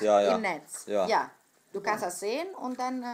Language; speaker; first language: German; non-native, fluent; Greek